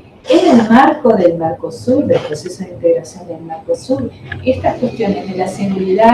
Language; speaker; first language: Spanish; native; Spanish